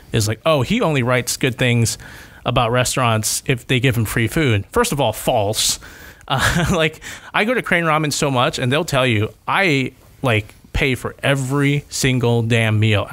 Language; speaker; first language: English; native; English